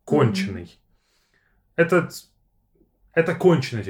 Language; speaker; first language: Russian; native; Russian